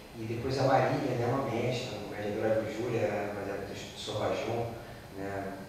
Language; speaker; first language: Portuguese; native; Portuguese